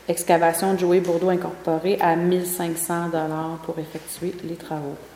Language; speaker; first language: French; native; French